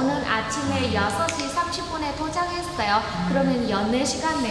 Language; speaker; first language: Korean; non-native, learner; Vietnamese